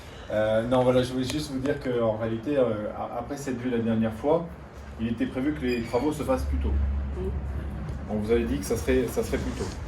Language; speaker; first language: French; native; French